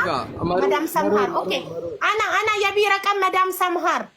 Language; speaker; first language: Arabic; non-native, learner; Amharic